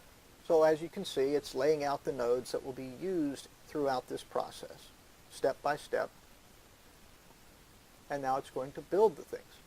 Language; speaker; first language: English; native; English